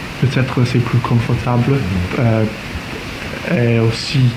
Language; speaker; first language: French; non-native, learner; English